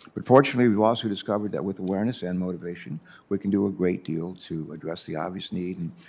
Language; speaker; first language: English; native; English